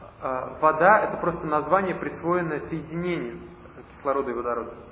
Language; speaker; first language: Russian; native; Russian